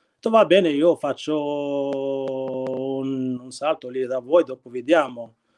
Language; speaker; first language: Italian; non-native, fluent; Arabic